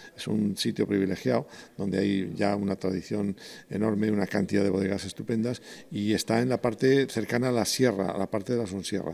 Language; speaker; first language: Spanish; native; Spanish